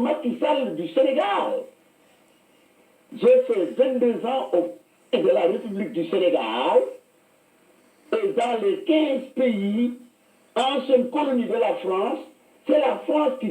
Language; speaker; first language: French; non-native, local second language; Wolof